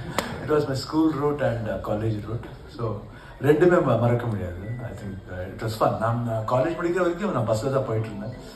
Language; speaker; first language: Tamil; non-native, local second language; Kannada